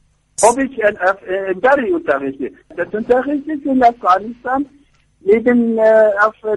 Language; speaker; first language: German; non-native, fluent; Persian